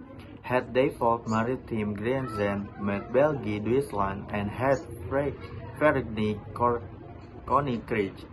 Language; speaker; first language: Dutch; non-native, learner; Indonesian